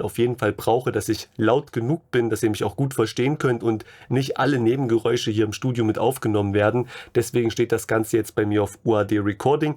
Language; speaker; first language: German; native; German